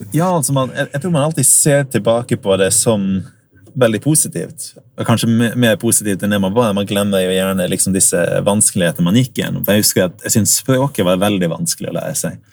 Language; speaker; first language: Norwegian; early bilingual, other home language; English